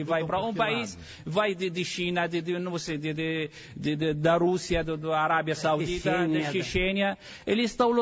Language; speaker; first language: Portuguese; non-native, fluent; Arabic